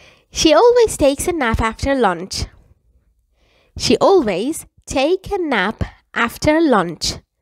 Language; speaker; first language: English; non-native, fluent; Persian